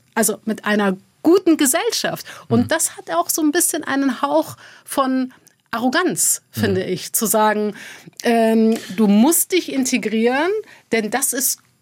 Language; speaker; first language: German; native; German